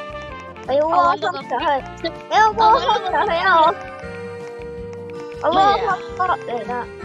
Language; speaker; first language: Chinese; early bilingual, heritage; Cantonese